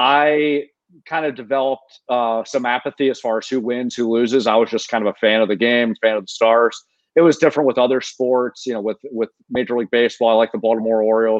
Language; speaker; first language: English; native; English